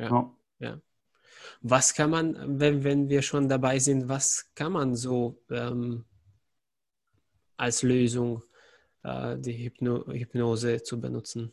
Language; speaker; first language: German; non-native, fluent; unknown